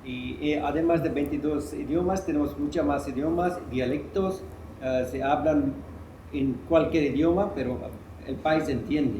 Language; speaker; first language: Spanish; non-native, fluent; Hindi